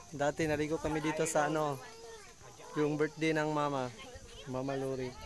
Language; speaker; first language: Filipino; non-native, local second language; Cebuano